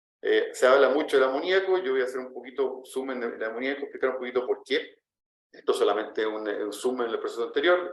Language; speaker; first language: Spanish; native; Spanish